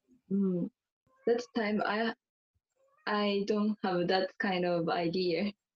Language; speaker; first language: English; non-native, learner; Japanese